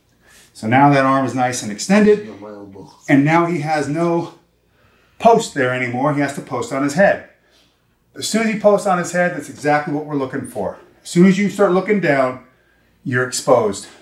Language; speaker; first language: English; native; English